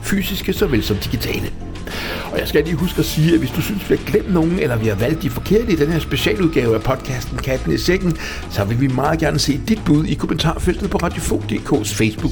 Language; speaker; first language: Danish; native; Danish